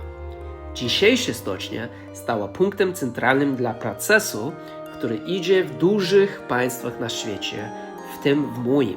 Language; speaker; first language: Polish; non-native, fluent; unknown